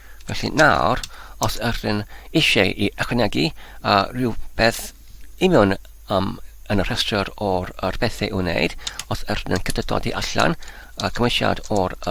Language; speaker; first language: Welsh; non-native, learner; Polish